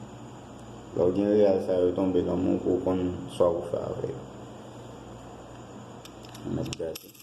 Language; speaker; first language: French; non-native, learner; Haitian Creole